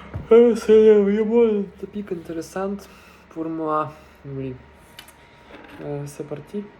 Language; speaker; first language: French; non-native, learner; Russian